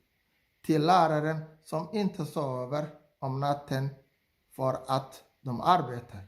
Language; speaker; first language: Swedish; non-native, learner; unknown